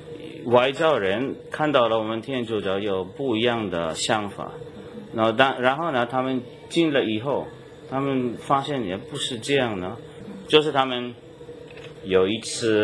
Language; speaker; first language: Chinese; non-native, fluent; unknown